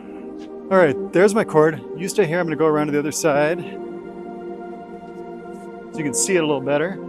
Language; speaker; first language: English; native; English